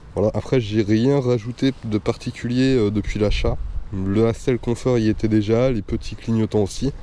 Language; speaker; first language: French; native; French